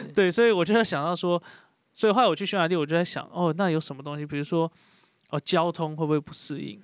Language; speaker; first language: Chinese; native; Chinese